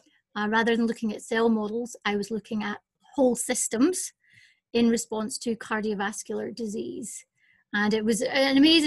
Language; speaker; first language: English; native; English